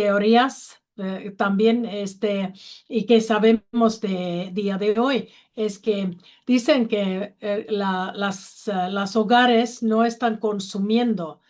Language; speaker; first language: Spanish; non-native, learner; Finnish